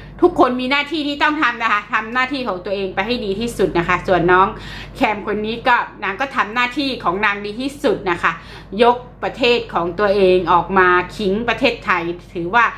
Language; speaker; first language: Thai; native; Thai